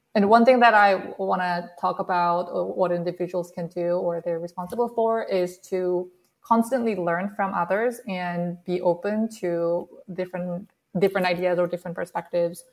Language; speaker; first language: English; non-native, fluent; Korean